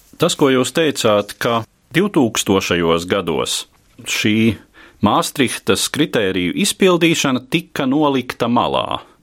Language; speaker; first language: Latvian; native; Latvian